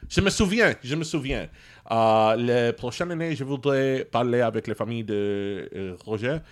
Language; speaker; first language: French; non-native, learner; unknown